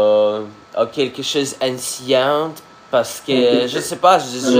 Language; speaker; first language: French; non-native, learner; Russian